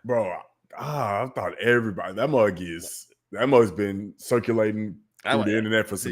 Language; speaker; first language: English; native; English